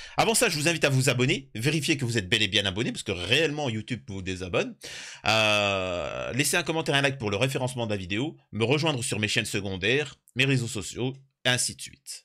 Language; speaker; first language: French; native; French